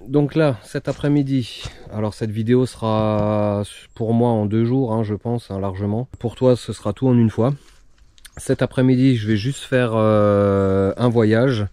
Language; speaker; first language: French; native; French